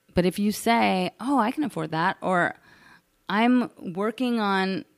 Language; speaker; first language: English; native; English